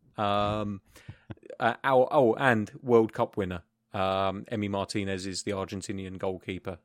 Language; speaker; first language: English; native; English